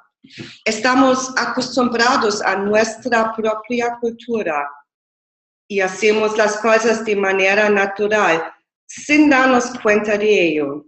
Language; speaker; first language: Spanish; non-native, fluent; German